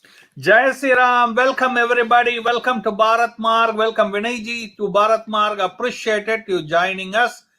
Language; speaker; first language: English; non-native, local second language; Hindi